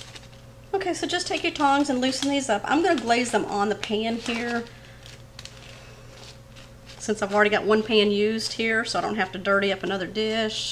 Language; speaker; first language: English; native; English